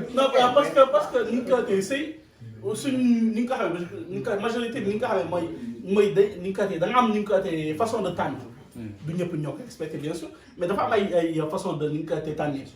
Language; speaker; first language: Wolof; non-native, local second language; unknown